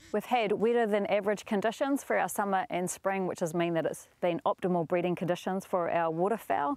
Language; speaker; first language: English; native; English